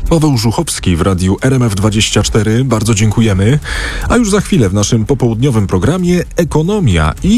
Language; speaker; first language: Polish; native; Polish